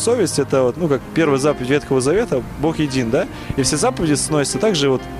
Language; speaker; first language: Russian; native; Russian